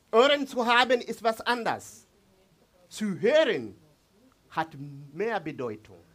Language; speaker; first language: German; non-native, learner; Swahili